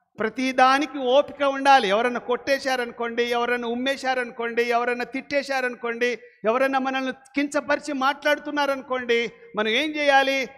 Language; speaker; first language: Telugu; non-native, local second language; Lambadi